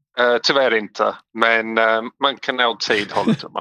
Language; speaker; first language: Swedish; non-native, learner; English